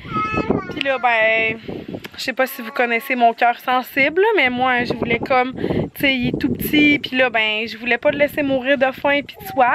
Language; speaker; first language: French; native; French